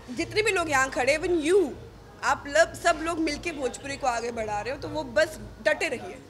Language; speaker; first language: Hindi; native; Hindi